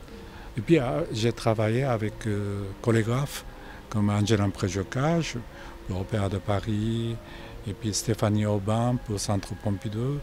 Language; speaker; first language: French; non-native, fluent; Japanese